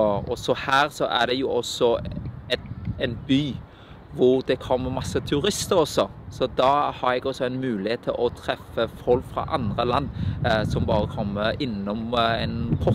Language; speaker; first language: Norwegian; non-native, fluent; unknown